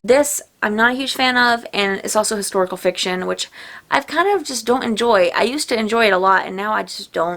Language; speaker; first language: English; native; English